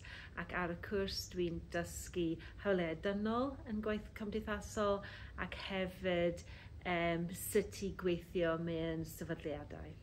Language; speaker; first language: Welsh; non-native, fluent; English